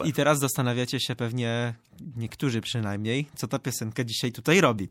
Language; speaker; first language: Polish; native; Polish